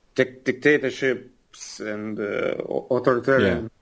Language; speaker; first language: English; non-native, fluent; Russian